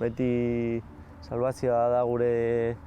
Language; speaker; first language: Basque; non-native, local second language; Spanish